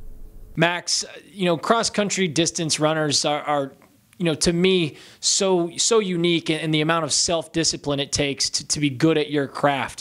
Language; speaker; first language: English; native; English